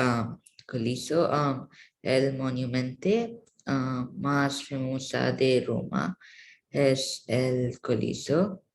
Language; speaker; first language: Spanish; non-native, learner; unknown